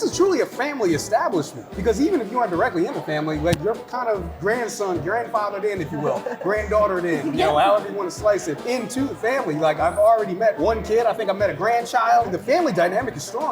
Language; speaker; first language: English; native; English